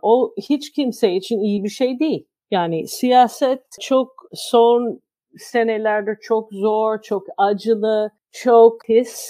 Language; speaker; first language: Turkish; non-native, fluent; English